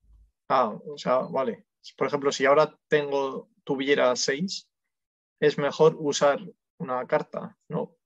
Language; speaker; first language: Spanish; non-native, fluent; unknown